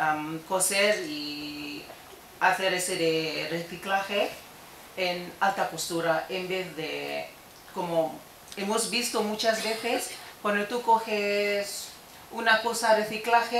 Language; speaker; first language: Spanish; non-native, fluent; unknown